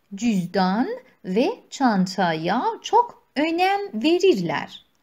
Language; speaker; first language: Turkish; non-native, fluent; Persian